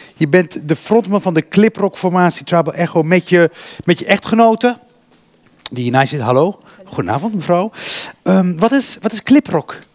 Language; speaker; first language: Dutch; early bilingual, other home language; Berber languages